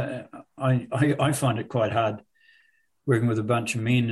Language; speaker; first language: English; native; English